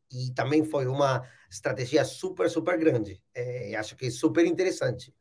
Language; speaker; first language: Portuguese; non-native, fluent; Spanish